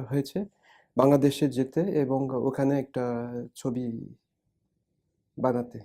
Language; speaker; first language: Bangla; non-native, fluent; French